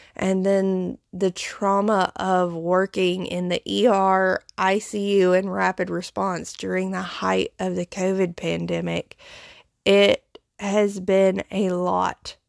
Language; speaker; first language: English; native; English